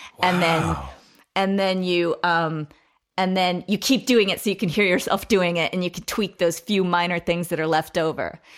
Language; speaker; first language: English; native; English